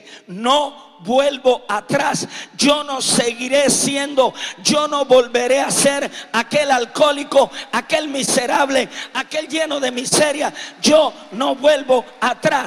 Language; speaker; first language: Spanish; native; Spanish